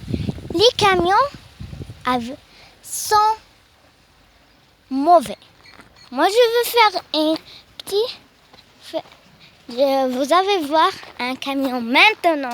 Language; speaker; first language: French; non-native, learner; Arabic